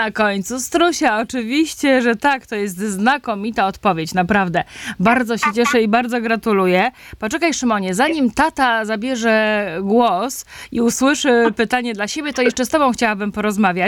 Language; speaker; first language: Polish; native; Polish